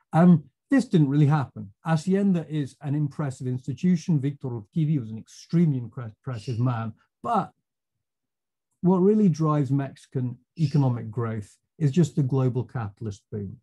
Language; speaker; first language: English; native; English